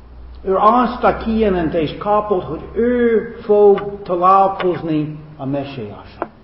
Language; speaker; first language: Hungarian; non-native, fluent; English